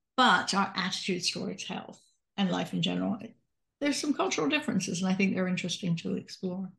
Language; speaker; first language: English; native; English